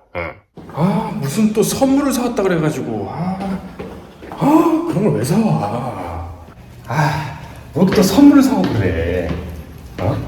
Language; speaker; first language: Korean; native; Korean